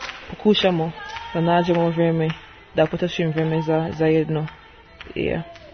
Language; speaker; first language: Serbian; non-native, learner; English